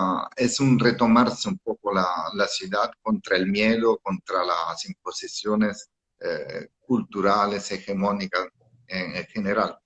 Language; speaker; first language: Spanish; non-native, fluent; Italian